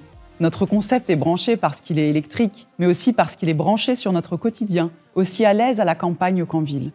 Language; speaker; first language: French; native; French